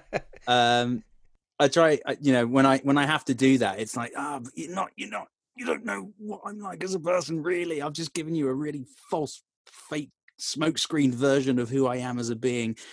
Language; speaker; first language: English; native; English